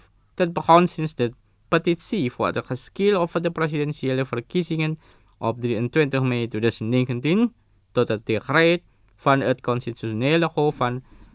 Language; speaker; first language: Dutch; non-native, fluent; Indonesian